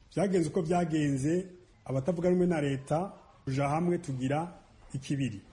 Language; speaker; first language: Rundi; native; Rundi